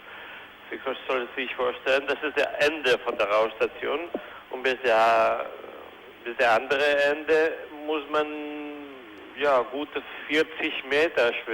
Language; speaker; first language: German; non-native, fluent; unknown